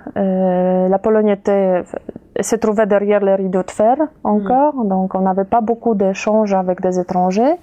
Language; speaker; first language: French; non-native, fluent; Polish